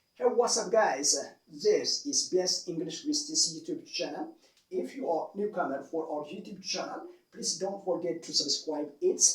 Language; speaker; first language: English; non-native, local second language; Amharic